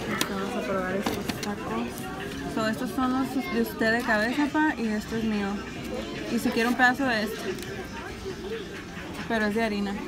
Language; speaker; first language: Spanish; early bilingual, heritage; Spanish